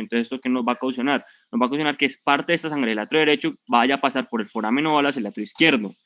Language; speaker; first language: Spanish; native; Spanish